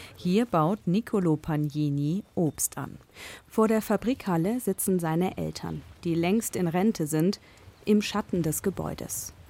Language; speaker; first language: German; native; German